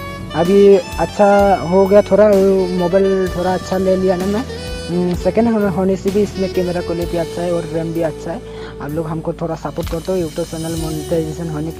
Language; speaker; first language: Hindi; non-native, local second language; Bodo